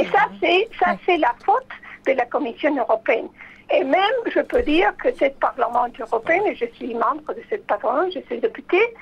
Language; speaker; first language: French; non-native, fluent; Spanish